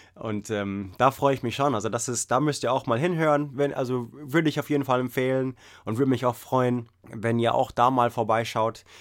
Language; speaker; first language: German; non-native, fluent; English